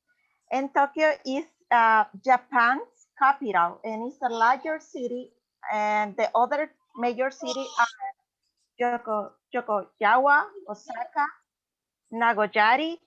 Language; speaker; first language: English; non-native, learner; Spanish